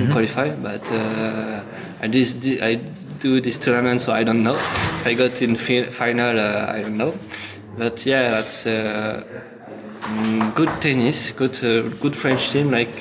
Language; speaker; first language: English; non-native, learner; French